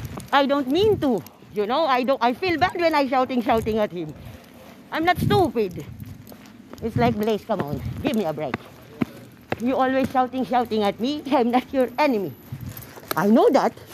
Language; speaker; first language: English; non-native, local second language; Filipino